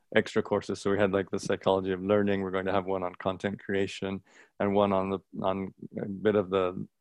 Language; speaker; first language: English; native; English